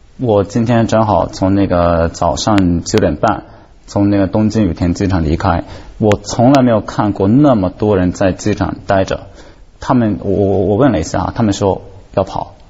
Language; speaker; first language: Chinese; non-native, fluent; Japanese